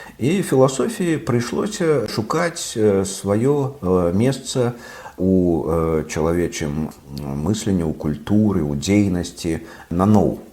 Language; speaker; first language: Belarusian; non-native, local second language; Russian